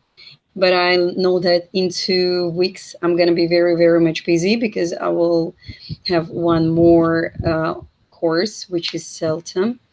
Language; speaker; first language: English; non-native, fluent; Russian